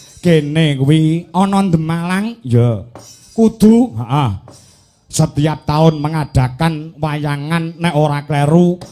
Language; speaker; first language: Javanese; native; Javanese